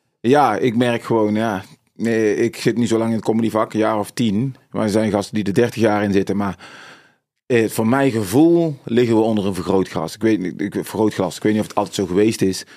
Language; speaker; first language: Dutch; native; Dutch